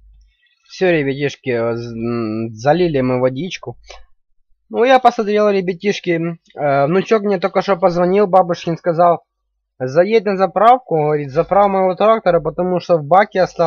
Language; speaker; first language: Russian; native; Russian